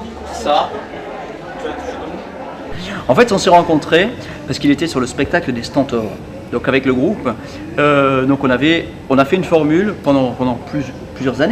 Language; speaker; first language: French; native; French